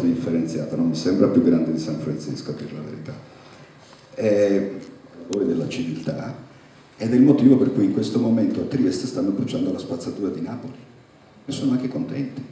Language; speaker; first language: Italian; native; Italian